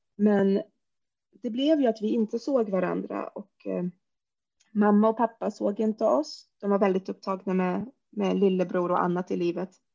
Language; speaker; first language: Swedish; early bilingual, other home language; Arabic